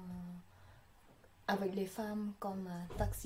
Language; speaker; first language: French; non-native, learner; Khmer